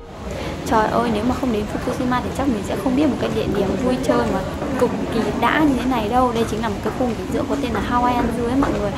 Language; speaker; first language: Vietnamese; native; Vietnamese